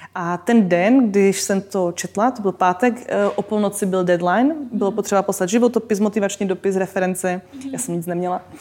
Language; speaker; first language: Czech; non-native, local second language; Slovak